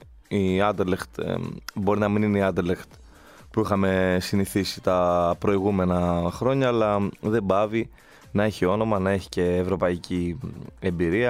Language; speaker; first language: Greek; native; Greek